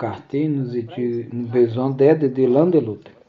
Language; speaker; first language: French; non-native, learner; Portuguese